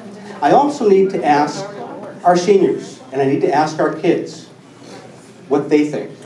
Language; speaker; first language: English; native; English